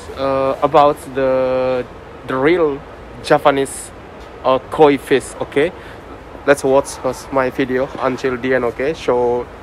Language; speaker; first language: English; non-native, learner; Indonesian